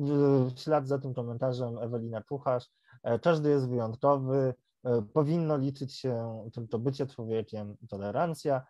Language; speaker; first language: Polish; native; Polish